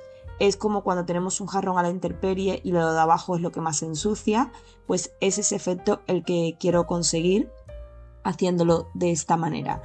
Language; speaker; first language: Spanish; native; Spanish